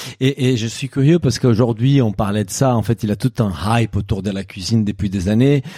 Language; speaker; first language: French; non-native, fluent; Portuguese